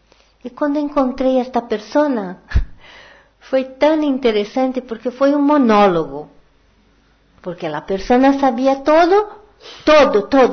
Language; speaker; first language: Portuguese; non-native, learner; Spanish